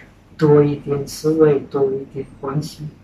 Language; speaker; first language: Chinese; non-native, fluent; Czech